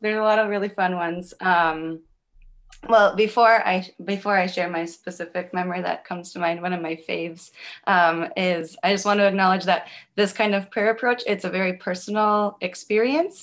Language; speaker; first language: English; native; English